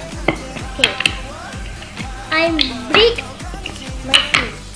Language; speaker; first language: English; non-native, learner; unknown